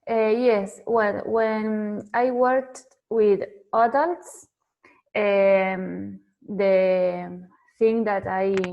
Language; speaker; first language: English; non-native, fluent; Spanish